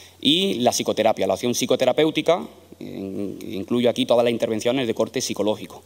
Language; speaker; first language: Spanish; native; Spanish